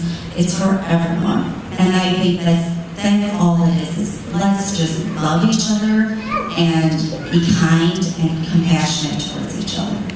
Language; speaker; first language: English; early bilingual, other home language; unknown